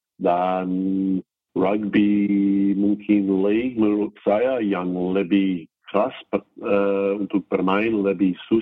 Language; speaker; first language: Indonesian; non-native, fluent; English